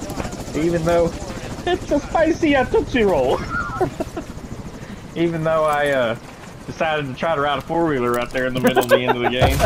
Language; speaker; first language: English; native; English